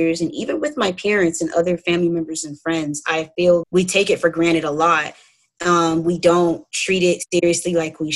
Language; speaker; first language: English; native; English